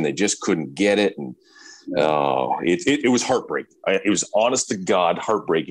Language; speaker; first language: English; native; English